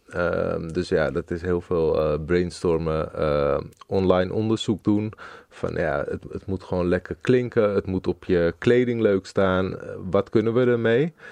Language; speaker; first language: Dutch; native; Dutch